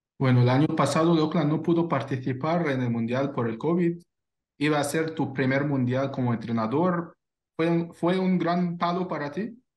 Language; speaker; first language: Spanish; non-native, fluent; Arabic